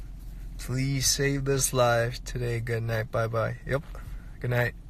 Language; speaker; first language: English; non-native, fluent; Korean